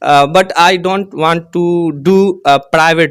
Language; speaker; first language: English; non-native, learner; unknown